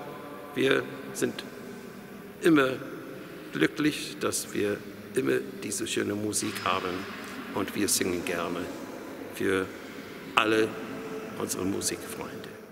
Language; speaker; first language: German; non-native, fluent; English